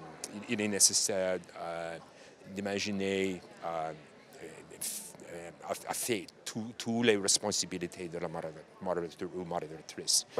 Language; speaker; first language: French; non-native, learner; English